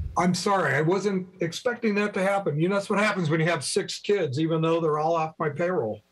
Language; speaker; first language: English; native; English